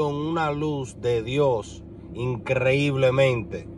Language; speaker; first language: Spanish; native; Spanish